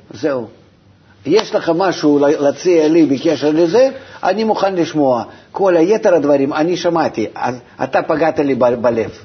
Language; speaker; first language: Hebrew; non-native, fluent; Russian